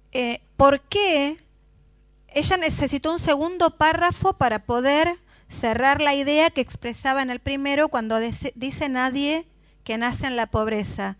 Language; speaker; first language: Spanish; native; Spanish